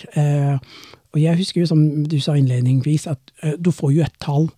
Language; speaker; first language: Norwegian; non-native, fluent; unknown